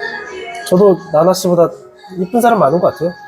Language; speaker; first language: Korean; native; Korean